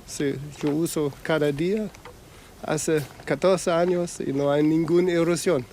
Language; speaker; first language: Spanish; non-native, fluent; German